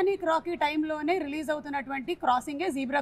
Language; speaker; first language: Telugu; native; Telugu